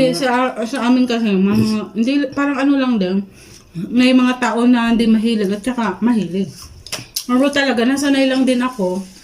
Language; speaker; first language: Filipino; non-native, local second language; Iloko